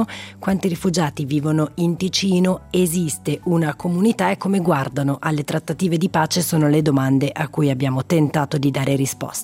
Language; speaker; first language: Italian; native; Italian